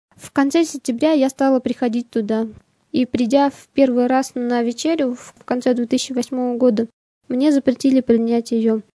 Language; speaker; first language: Russian; native; Russian